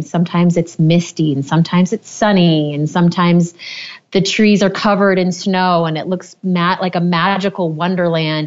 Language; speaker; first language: English; native; English